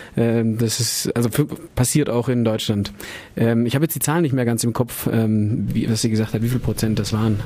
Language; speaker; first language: German; native; German